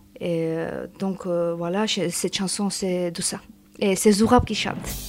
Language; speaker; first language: French; non-native, learner; Georgian